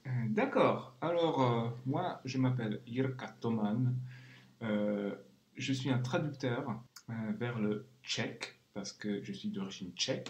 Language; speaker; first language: French; non-native, fluent; Czech